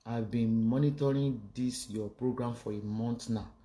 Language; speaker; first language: English; non-native, local second language; Yoruba